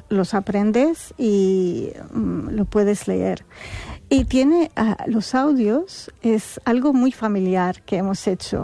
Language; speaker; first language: Spanish; non-native, fluent; Arabic